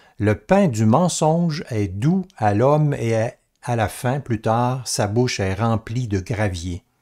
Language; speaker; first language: French; native; French